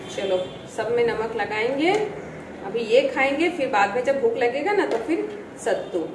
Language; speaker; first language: Hindi; non-native, local second language; Bangla